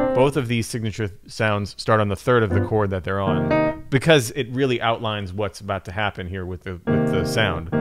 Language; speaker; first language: English; native; English